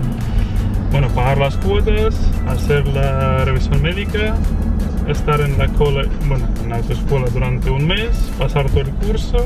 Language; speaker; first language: Spanish; non-native, fluent; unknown